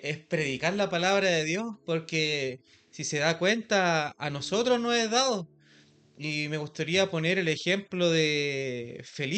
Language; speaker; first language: Spanish; native; Spanish